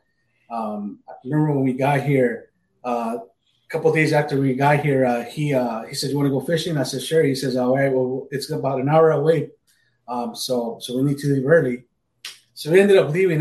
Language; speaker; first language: English; native; English